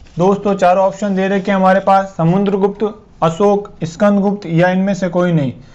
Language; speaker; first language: Hindi; native; Hindi